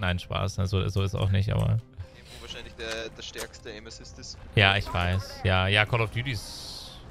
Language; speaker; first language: German; native; German